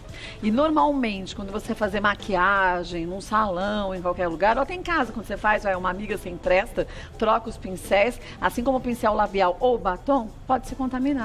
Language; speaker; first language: Portuguese; native; Portuguese